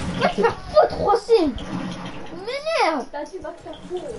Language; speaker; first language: French; native; French